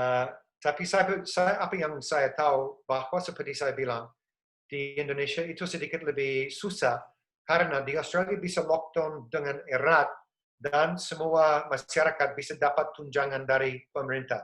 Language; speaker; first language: Indonesian; non-native, fluent; English